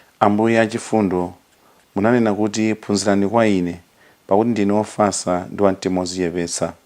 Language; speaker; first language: Nyanja; native; Nyanja